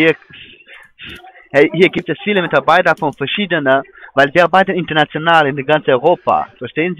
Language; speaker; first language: German; non-native, fluent; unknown